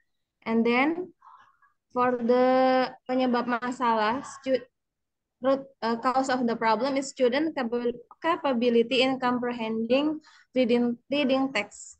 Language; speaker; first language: English; non-native, learner; Indonesian